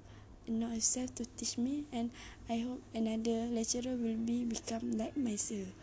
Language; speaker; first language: English; non-native, learner; Malay